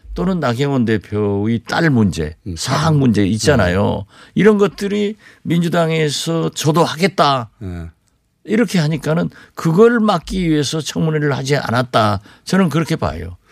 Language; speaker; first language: Korean; native; Korean